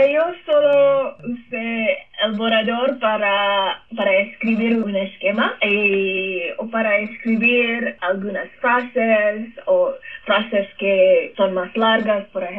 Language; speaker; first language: Spanish; non-native, fluent; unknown